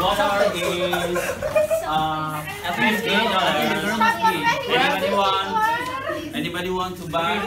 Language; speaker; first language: English; non-native, learner; Indonesian